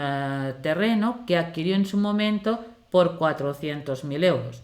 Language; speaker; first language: Spanish; native; Spanish